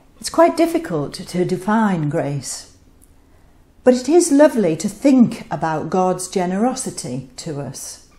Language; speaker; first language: English; native; English